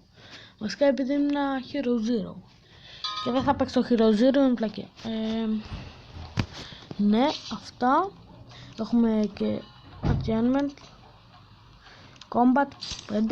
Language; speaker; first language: Greek; native; Greek